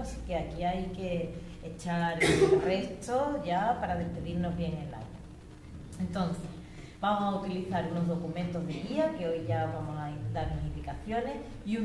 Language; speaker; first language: Spanish; native; Spanish